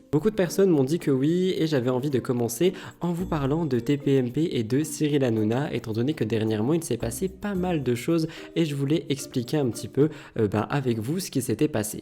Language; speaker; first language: French; native; French